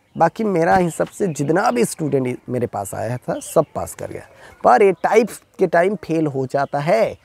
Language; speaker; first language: Hindi; non-native, local second language; Bangla